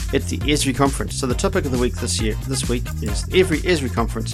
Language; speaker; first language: English; native; English